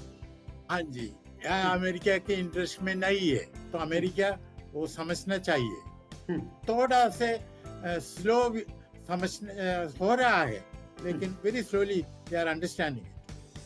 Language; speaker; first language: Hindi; non-native, local second language; Malayalam